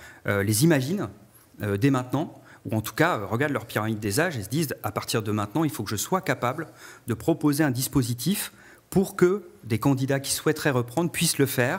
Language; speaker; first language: French; native; French